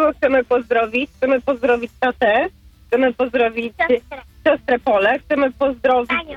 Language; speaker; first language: Polish; native; Polish